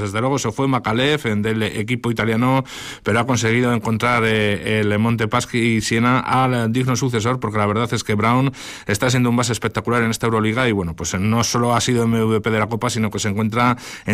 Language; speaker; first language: Spanish; native; Spanish